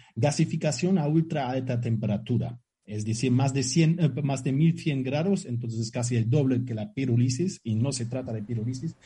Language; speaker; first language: Spanish; non-native, fluent; German